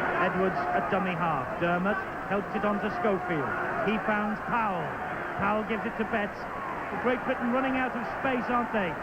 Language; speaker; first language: English; native; English